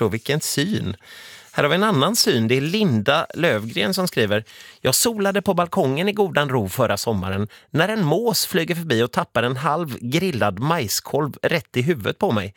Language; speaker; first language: Swedish; native; Swedish